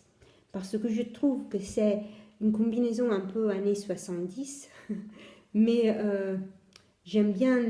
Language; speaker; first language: French; non-native, fluent; Italian